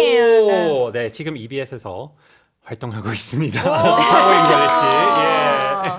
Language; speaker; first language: Korean; non-native, fluent; English